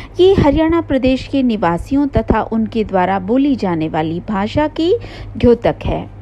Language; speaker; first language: Hindi; native; Hindi